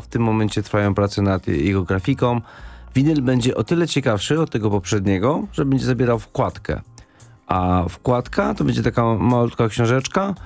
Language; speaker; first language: Polish; native; Polish